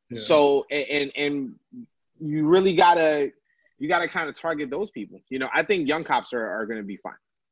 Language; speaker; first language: English; native; English